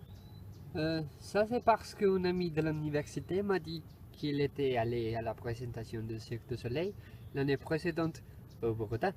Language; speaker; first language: French; non-native, learner; Spanish